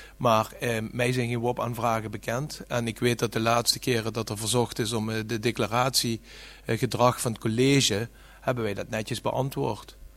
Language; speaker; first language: Dutch; native; Dutch